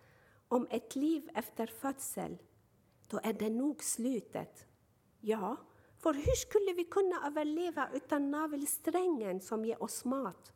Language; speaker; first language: Swedish; non-native, fluent; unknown